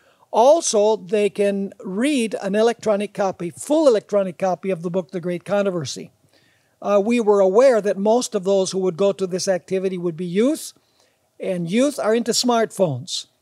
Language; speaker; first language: English; native; English